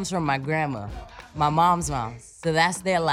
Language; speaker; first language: English; native; English